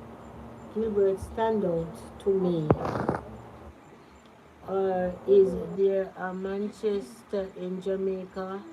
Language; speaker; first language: English; non-native, local second language; Jamaican Creole English